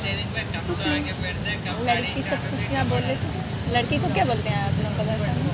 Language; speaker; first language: Hindi; non-native, local second language; Odia